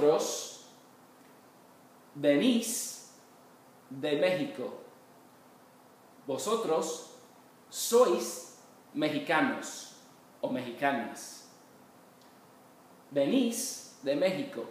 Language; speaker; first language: Spanish; non-native, fluent; English